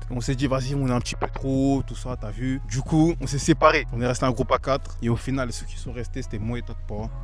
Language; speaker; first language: French; native; French